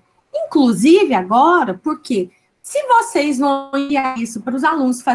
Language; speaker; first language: Portuguese; native; Portuguese